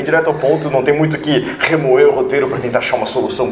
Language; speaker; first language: Portuguese; native; Portuguese